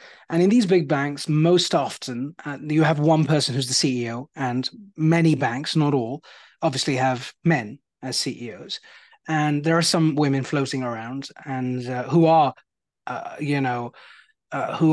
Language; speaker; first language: English; native; English